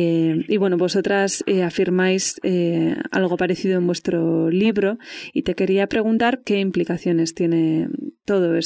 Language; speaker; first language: Spanish; non-native, fluent; English